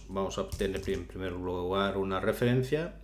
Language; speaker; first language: Spanish; native; Spanish